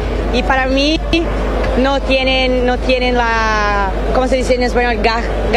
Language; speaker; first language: Spanish; non-native, learner; Portuguese